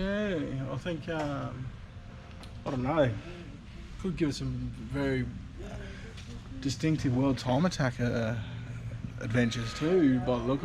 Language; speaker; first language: English; native; English